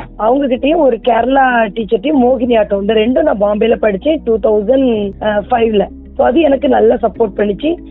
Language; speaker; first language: Tamil; native; Tamil